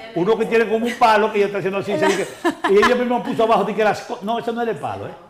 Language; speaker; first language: Spanish; native; Spanish